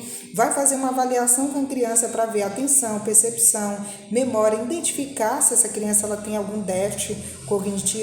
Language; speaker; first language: Portuguese; native; Portuguese